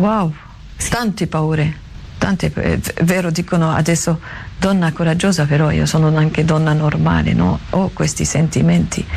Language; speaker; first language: Italian; non-native, learner; Arabic